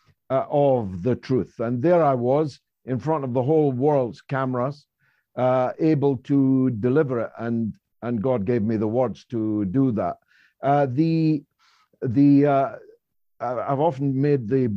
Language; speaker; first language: English; native; English